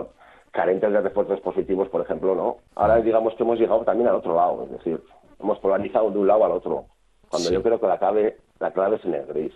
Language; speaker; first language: Spanish; native; Spanish